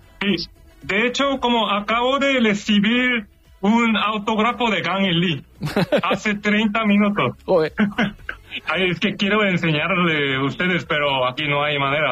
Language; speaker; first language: Spanish; non-native, fluent; Korean